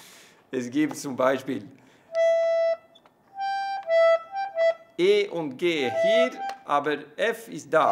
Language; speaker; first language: German; non-native, fluent; Norwegian